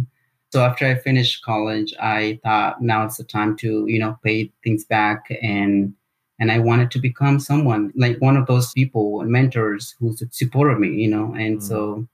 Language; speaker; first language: English; non-native, fluent; Spanish